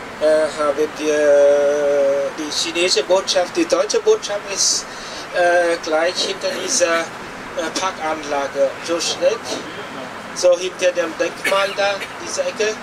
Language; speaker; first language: German; non-native, fluent; Vietnamese